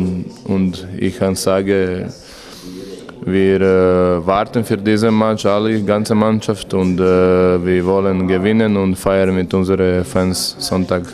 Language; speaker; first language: German; non-native, learner; Croatian